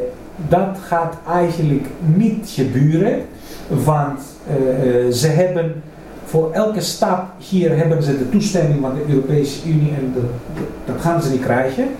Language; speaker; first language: Dutch; non-native, fluent; Greek